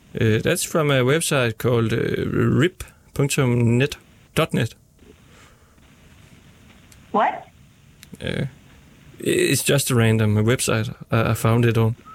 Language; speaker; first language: English; non-native, learner; Danish